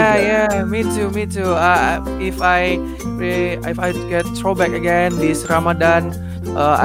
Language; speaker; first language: English; non-native, learner; Indonesian